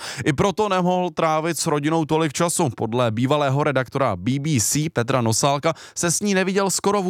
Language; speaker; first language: Czech; native; Czech